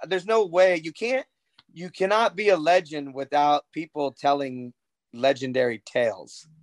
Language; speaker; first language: English; native; English